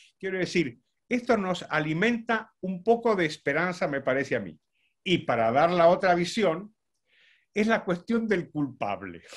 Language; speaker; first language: Spanish; native; Spanish